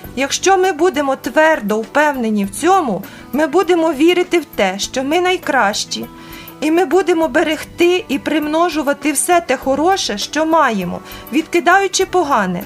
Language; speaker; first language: Ukrainian; native; Ukrainian